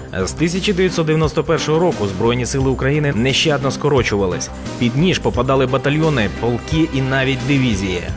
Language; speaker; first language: Ukrainian; native; Ukrainian